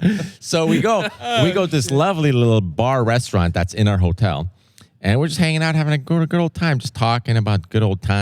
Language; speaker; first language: English; native; English